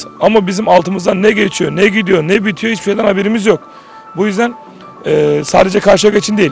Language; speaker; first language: Turkish; native; Turkish